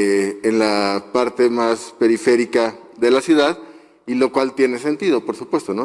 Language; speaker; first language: Spanish; native; Spanish